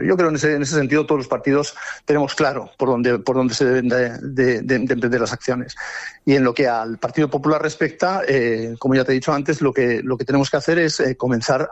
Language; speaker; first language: Spanish; native; Spanish